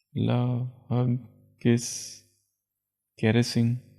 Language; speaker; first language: English; non-native, local second language; Hindi